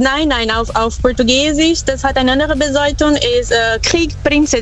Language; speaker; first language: German; non-native, fluent; Portuguese